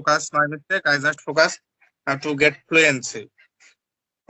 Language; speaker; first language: English; non-native, learner; Bangla